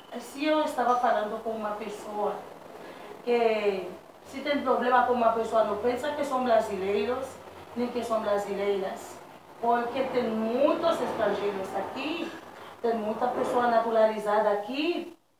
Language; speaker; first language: Portuguese; non-native, learner; Haitian Creole